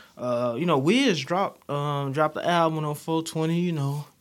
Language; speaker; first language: English; native; English